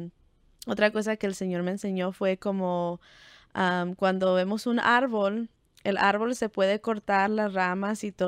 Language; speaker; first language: Spanish; early bilingual, heritage; Spanish